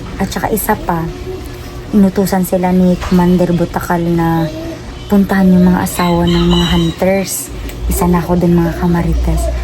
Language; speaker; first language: Filipino; non-native, local second language; Cebuano